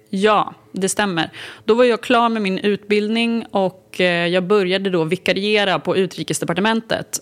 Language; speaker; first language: Swedish; native; Swedish